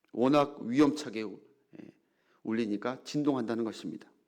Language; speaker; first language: Korean; native; Korean